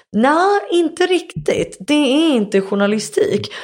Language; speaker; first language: Swedish; native; Swedish